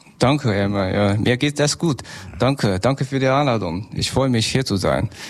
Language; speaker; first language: German; non-native, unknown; Chinese